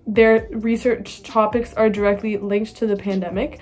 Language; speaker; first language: English; native; English